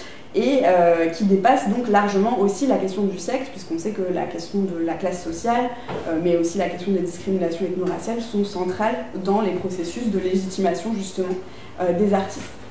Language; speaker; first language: French; native; French